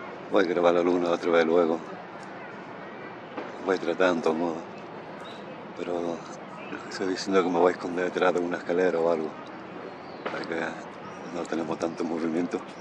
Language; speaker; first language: Spanish; early bilingual, heritage; Spanish